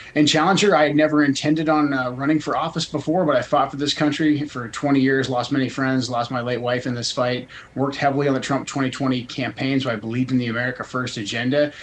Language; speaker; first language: English; native; English